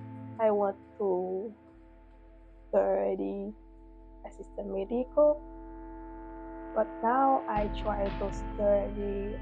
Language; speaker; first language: English; non-native, learner; Haitian Creole